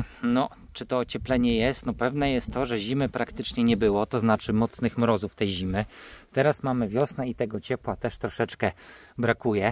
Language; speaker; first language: Polish; native; Polish